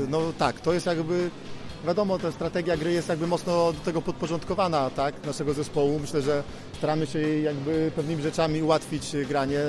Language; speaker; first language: Polish; native; Polish